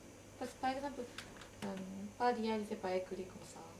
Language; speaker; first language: French; non-native, fluent; Japanese